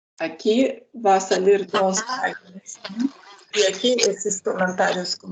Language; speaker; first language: Spanish; non-native, learner; Lithuanian